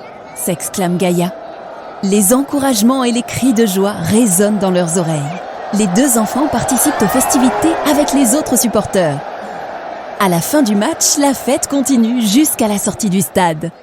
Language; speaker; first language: French; native; French